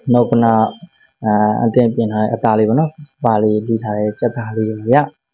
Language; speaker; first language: Burmese; native; Burmese